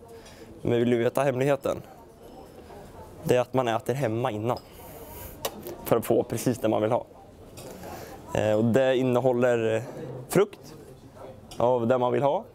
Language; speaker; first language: Swedish; native; Swedish